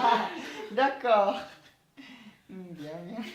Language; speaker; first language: French; non-native, learner; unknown